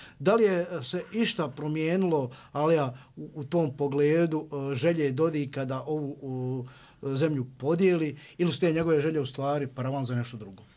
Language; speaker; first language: Bosnian; native; Bosnian